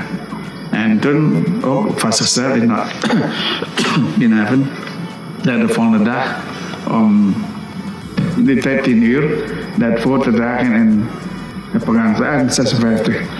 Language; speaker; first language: Dutch; non-native, local second language; Minangkabau